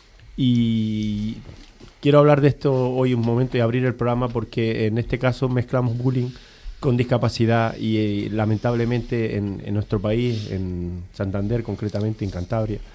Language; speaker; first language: Spanish; native; Spanish